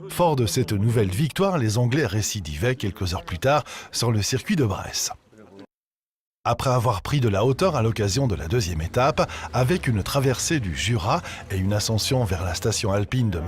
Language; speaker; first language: French; native; French